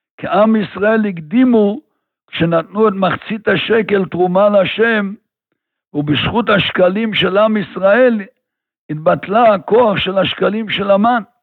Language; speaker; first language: Hebrew; native; Hebrew